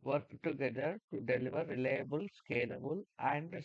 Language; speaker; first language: English; non-native, local second language; Telugu